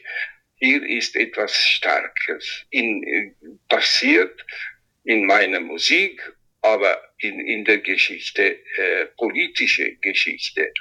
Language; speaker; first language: German; non-native, fluent; Italian